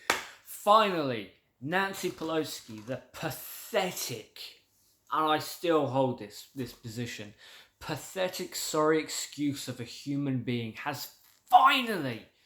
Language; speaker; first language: English; native; English